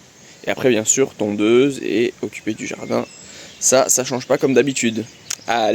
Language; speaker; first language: French; native; French